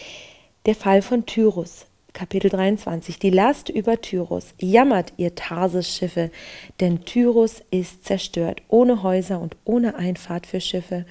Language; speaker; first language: German; native; German